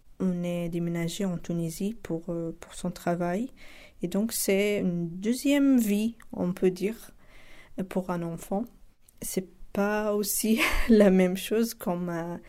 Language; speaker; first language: French; non-native, local second language; Arabic